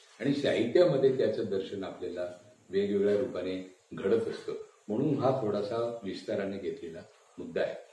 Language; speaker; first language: Marathi; non-native, local second language; Gujarati